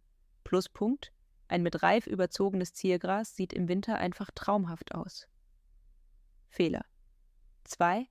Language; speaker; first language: German; native; German